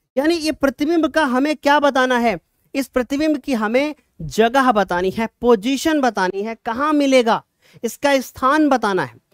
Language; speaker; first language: Hindi; native; Hindi